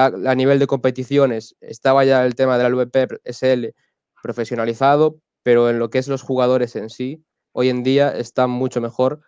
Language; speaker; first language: Spanish; native; Spanish